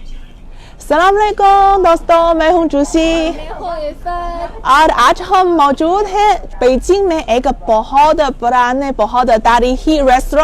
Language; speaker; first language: Hindi; non-native, learner; Chinese